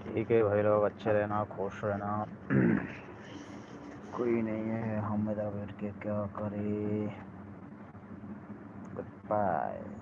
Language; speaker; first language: Hindi; non-native, learner; Bangla